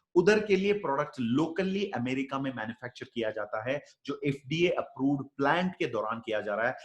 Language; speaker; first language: Hindi; non-native, local second language; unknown